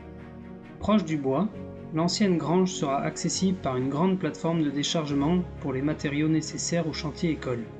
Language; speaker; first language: French; native; French